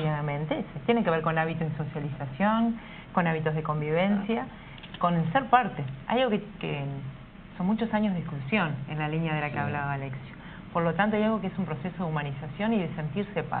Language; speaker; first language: Spanish; native; Spanish